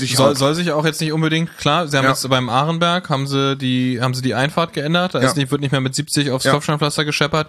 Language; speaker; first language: German; native; German